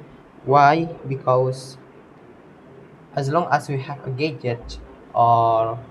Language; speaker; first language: English; non-native, learner; Indonesian